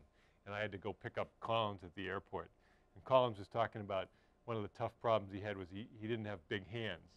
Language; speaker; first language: English; native; English